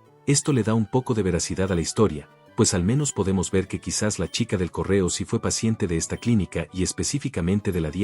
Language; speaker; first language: Spanish; native; Spanish